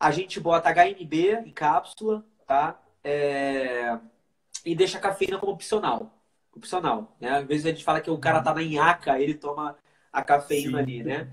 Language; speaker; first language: Portuguese; native; Portuguese